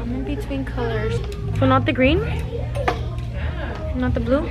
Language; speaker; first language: English; early bilingual, other home language; Spanish